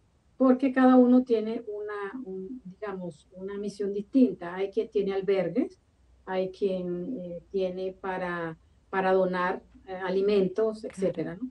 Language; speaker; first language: Spanish; native; Spanish